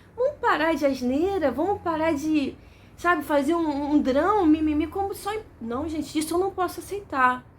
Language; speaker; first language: Portuguese; native; Portuguese